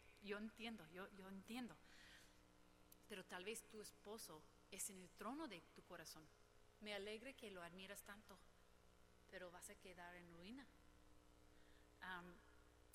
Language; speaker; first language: Spanish; non-native, fluent; English